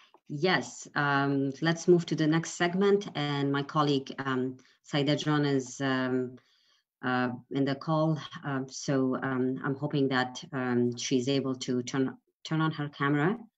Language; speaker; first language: English; non-native, fluent; Persian